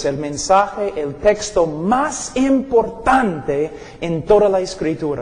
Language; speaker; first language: Spanish; non-native, fluent; English